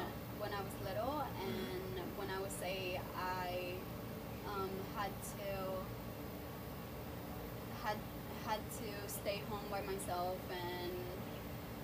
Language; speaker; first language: English; non-native, fluent; Spanish